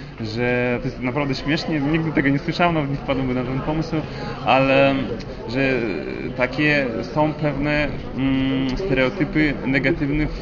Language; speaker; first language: Polish; non-native, fluent; Russian